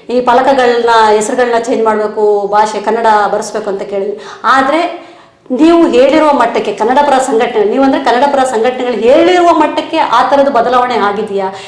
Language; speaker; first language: Kannada; native; Kannada